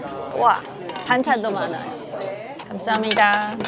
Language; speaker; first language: Korean; non-native, learner; Chinese